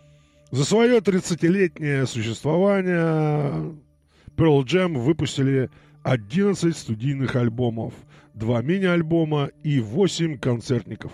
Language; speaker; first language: Russian; native; Russian